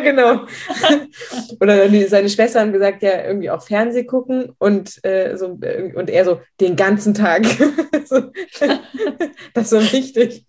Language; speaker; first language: German; native; German